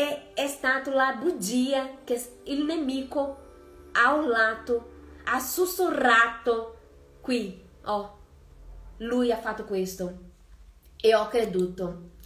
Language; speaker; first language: Italian; non-native, fluent; Portuguese